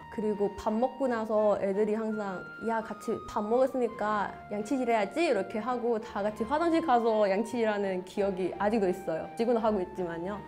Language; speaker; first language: Korean; non-native, fluent; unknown